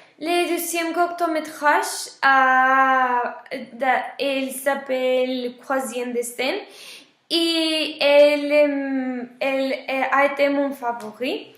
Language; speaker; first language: French; non-native, learner; Spanish